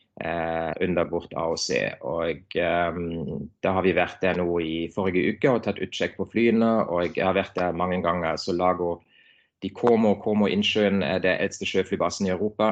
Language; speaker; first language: Norwegian; non-native, fluent; German